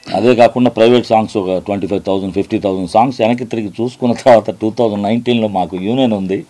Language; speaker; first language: Telugu; native; Telugu